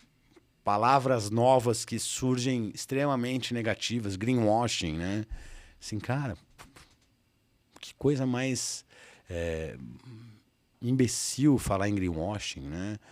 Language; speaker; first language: Portuguese; native; Portuguese